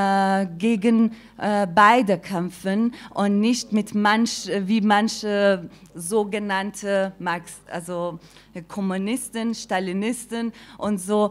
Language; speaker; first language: German; non-native, fluent; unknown